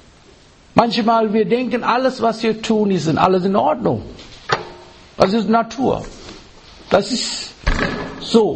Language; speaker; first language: German; non-native, learner; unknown